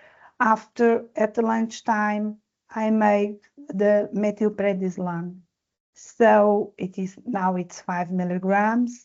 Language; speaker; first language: English; non-native, learner; Portuguese